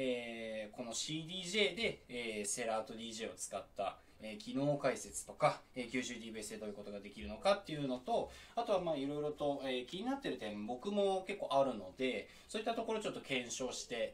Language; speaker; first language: Japanese; native; Japanese